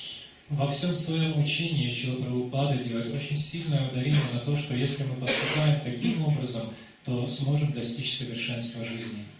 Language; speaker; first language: Russian; native; Russian